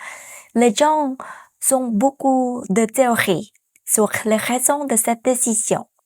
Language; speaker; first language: French; non-native, fluent; Vietnamese